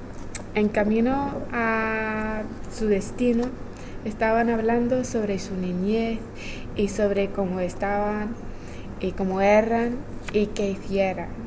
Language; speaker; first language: Spanish; non-native, learner; English